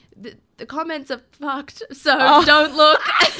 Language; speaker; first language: English; native; English